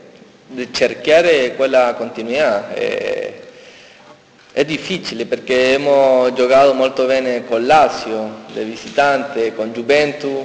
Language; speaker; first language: Italian; non-native, learner; Spanish